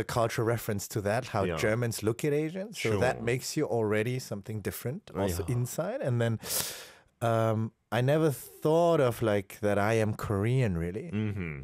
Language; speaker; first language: English; non-native, fluent; German